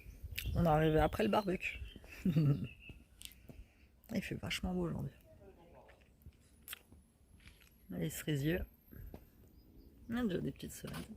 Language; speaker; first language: French; native; French